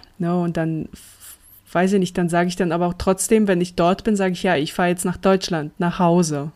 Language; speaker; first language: German; early bilingual, other home language; Russian